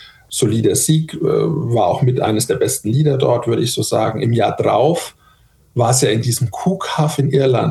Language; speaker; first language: German; native; German